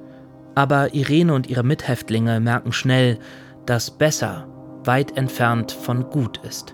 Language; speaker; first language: German; native; German